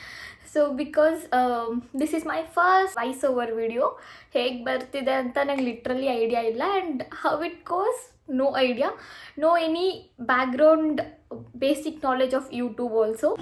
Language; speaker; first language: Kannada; native; Kannada